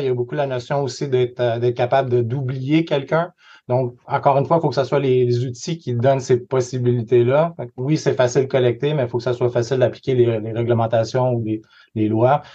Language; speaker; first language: French; native; French